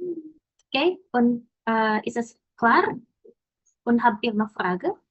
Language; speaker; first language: German; non-native, learner; Indonesian